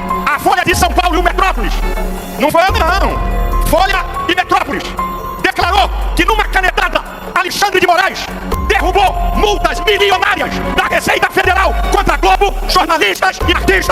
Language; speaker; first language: Portuguese; native; Portuguese